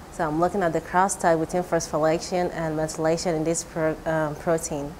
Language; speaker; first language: English; non-native, local second language; Igbo